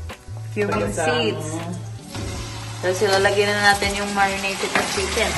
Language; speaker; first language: Filipino; early bilingual, other home language; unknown